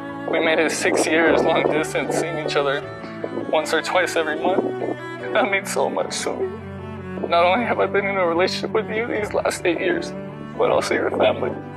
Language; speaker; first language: English; native; English